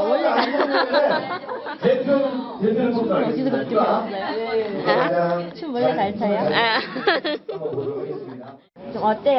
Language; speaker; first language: Korean; non-native, fluent; Vietnamese